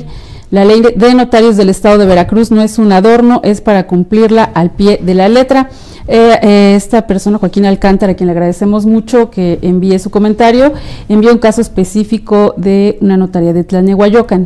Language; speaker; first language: Spanish; native; Spanish